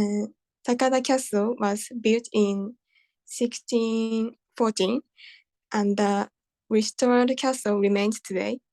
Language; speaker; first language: English; non-native, learner; Japanese